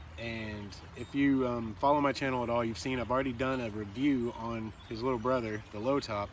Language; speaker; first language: English; native; English